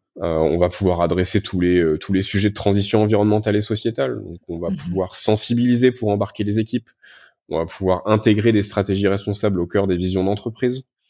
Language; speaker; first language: French; native; French